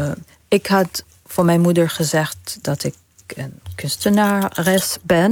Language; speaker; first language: Dutch; non-native, fluent; Arabic